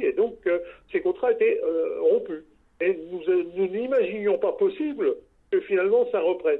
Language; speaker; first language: French; native; French